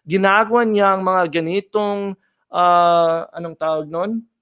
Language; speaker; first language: Filipino; non-native, fluent; English